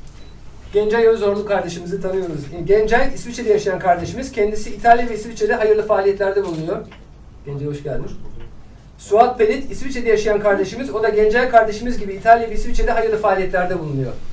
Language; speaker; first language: Turkish; native; Turkish